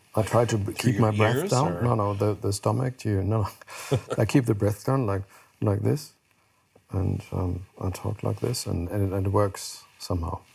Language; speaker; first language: English; non-native, fluent; German